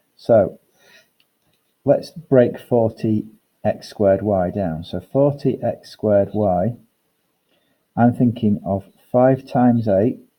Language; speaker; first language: English; native; English